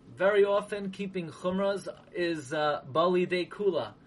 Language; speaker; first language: English; native; English